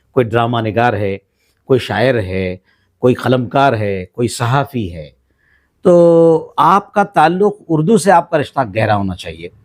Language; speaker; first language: Urdu; native; Urdu